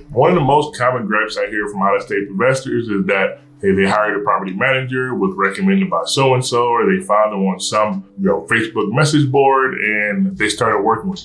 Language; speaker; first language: English; native; English